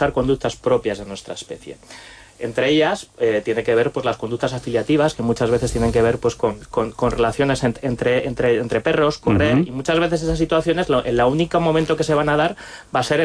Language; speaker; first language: Spanish; native; Spanish